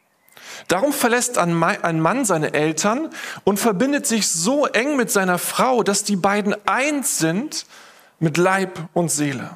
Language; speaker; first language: German; native; German